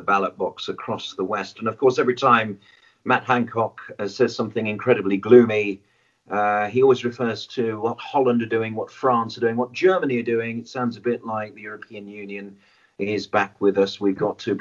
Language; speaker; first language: English; native; English